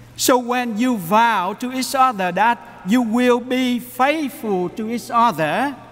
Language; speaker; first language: English; non-native, fluent; Vietnamese